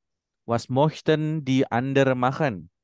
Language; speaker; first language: German; non-native, fluent; Indonesian